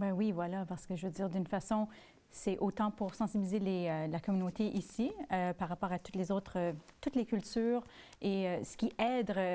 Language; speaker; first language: French; native; French